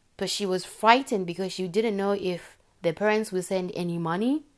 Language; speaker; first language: English; non-native, local second language; Shona